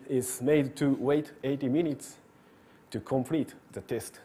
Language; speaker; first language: English; non-native, learner; Japanese